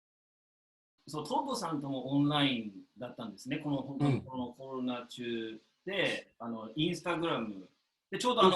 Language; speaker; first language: Japanese; native; Japanese